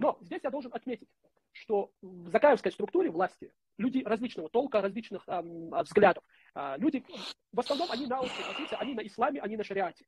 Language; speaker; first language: Russian; non-native, local second language; Chechen